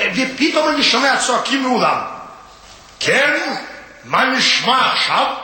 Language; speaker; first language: Hebrew; non-native, fluent; Russian